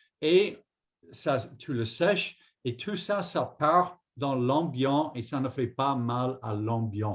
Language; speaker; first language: French; non-native, fluent; English